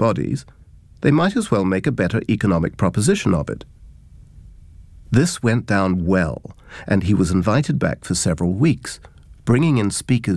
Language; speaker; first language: English; native; English